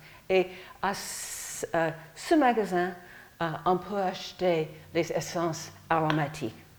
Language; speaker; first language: French; non-native, learner; English